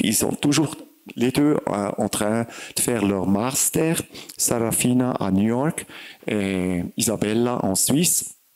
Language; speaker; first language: French; non-native, fluent; German